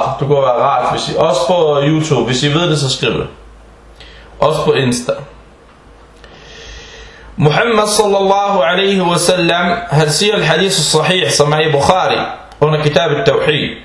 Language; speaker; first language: Danish; early bilingual, other home language; Arabic